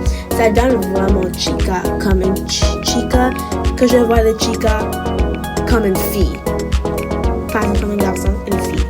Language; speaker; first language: French; non-native, learner; English